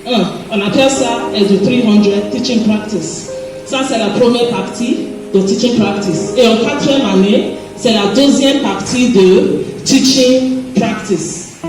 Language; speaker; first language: French; non-native, fluent; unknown